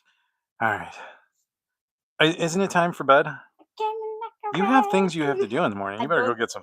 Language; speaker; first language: English; native; English